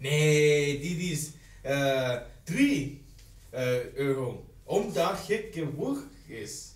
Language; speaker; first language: Dutch; non-native, learner; English